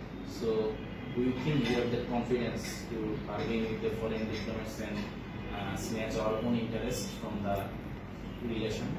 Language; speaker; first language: English; non-native, local second language; Bangla